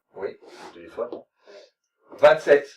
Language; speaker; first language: French; native; French